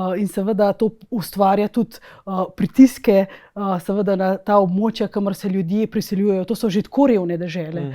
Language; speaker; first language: Slovenian; native; Slovenian